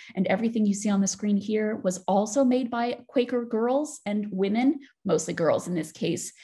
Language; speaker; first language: English; native; English